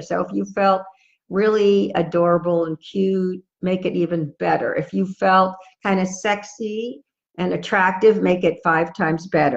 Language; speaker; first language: English; native; English